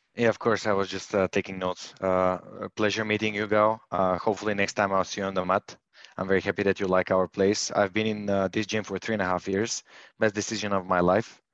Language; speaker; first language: English; non-native, fluent; Bulgarian